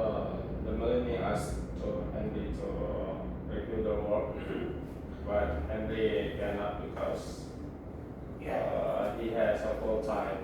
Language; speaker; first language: English; non-native, learner; Indonesian